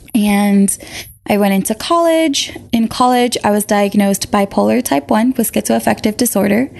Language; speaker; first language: English; native; English